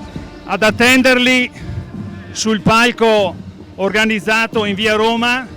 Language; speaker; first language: Italian; native; Italian